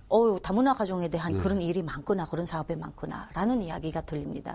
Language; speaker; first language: Korean; non-native, fluent; Filipino